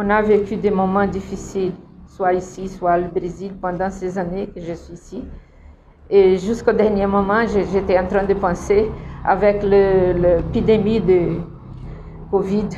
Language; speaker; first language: French; non-native, fluent; Portuguese